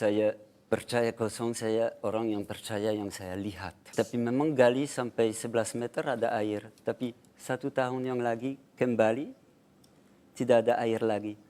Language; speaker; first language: Indonesian; non-native, fluent; French